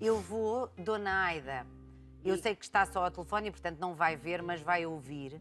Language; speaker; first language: Portuguese; native; Portuguese